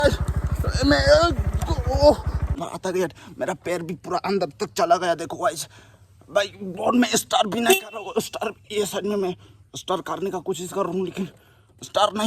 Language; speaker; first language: Hindi; non-native, local second language; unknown